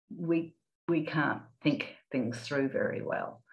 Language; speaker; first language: English; native; English